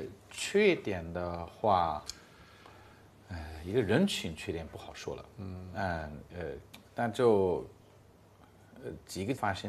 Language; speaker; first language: Chinese; non-native, fluent; English